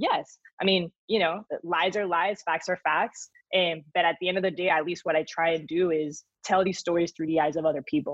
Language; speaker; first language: English; non-native, fluent; Spanish